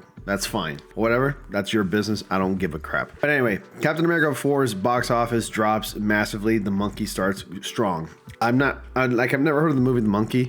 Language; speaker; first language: English; native; English